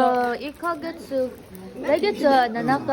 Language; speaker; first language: Japanese; non-native, learner; Mizo